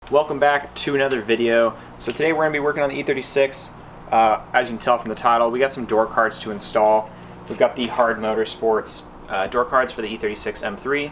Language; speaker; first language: English; native; English